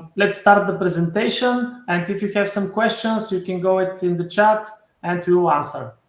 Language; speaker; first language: English; non-native, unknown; Bulgarian